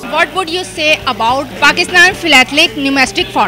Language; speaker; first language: English; non-native, fluent; Urdu